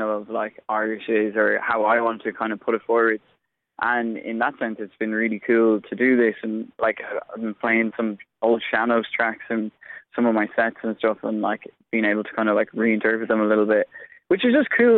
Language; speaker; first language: English; native; English